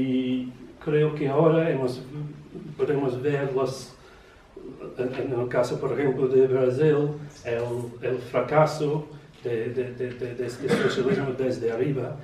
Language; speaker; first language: Spanish; non-native, learner; English